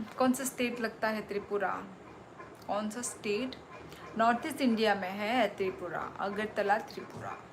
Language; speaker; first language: Hindi; non-native, local second language; Kok Borok